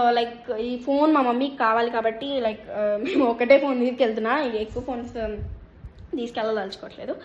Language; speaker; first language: Telugu; early bilingual, heritage; Telugu